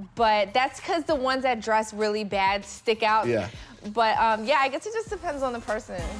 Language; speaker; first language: English; native; English